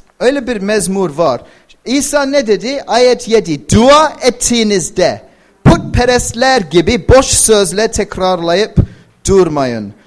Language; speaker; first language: Turkish; non-native, fluent; English